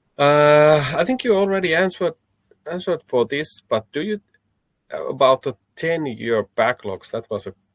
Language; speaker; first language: English; non-native, fluent; Finnish